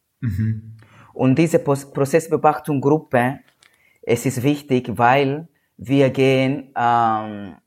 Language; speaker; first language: German; non-native, learner; Swahili